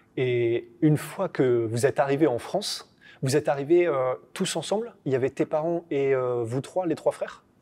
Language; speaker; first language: French; native; French